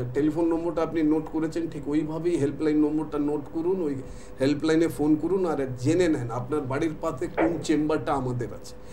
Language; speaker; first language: Bangla; non-native, local second language; Hindi